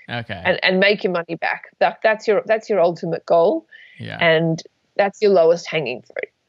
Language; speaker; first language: English; native; English